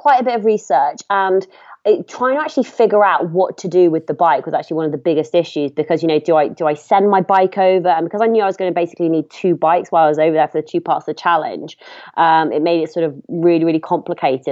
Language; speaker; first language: English; native; English